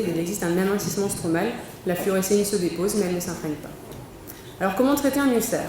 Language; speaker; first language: French; native; French